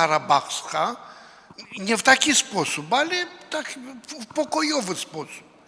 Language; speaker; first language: Polish; non-native, fluent; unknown